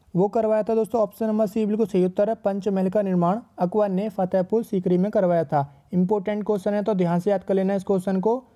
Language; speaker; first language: Hindi; native; Hindi